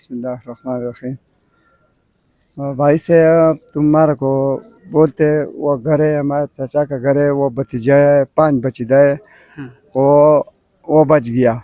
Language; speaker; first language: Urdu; non-native, local second language; Pashto